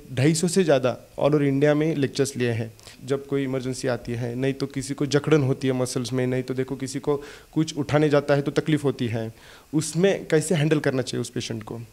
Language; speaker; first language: Hindi; non-native, local second language; Marathi